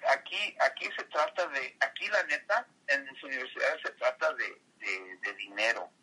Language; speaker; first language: Spanish; early bilingual, heritage; Spanish